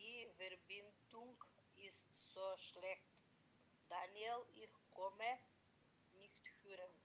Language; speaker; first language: German; non-native, learner; Macedonian